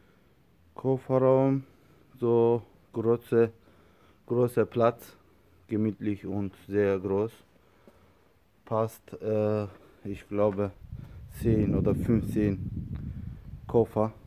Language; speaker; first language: German; non-native, learner; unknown